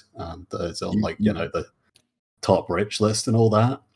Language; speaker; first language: English; native; English